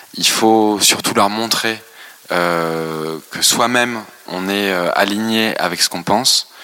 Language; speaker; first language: French; native; French